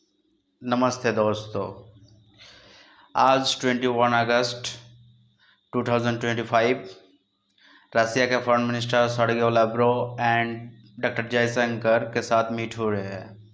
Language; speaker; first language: Hindi; non-native, local second language; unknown